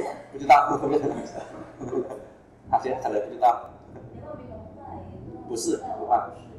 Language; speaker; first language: Chinese; non-native, fluent; Vietnamese